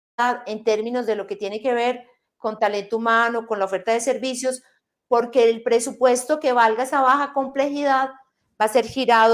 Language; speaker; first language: Spanish; native; Spanish